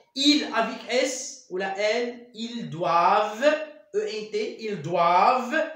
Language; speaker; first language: French; non-native, local second language; Arabic